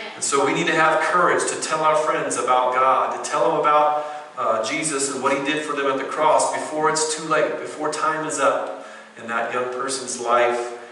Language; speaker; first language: English; native; English